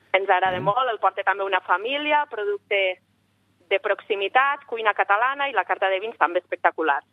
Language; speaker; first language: Catalan; native; Catalan